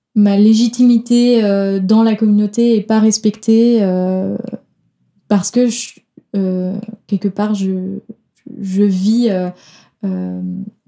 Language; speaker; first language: French; non-native, fluent; Danish